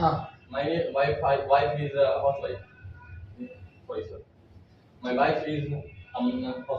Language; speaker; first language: English; non-native, learner; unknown